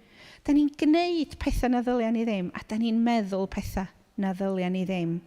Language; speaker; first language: Welsh; native; Welsh